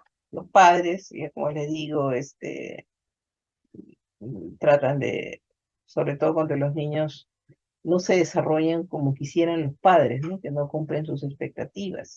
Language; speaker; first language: Spanish; native; Spanish